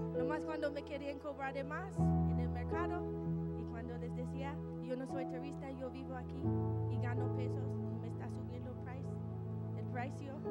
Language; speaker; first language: Spanish; non-native, fluent; English